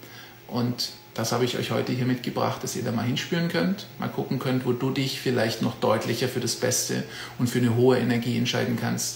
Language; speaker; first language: German; native; German